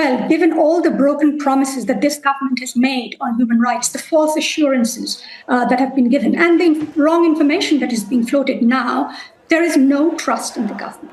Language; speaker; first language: English; non-native, local second language; Bangla